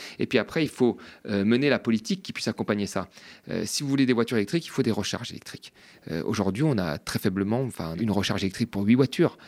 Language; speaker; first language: French; native; French